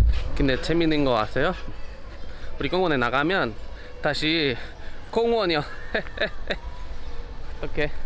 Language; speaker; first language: Korean; non-native, learner; Spanish